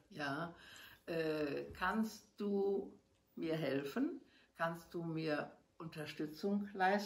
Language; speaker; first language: German; non-native, learner; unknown